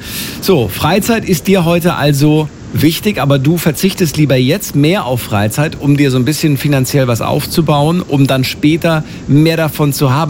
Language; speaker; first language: German; native; German